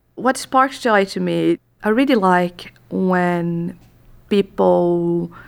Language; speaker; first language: English; non-native, fluent; Portuguese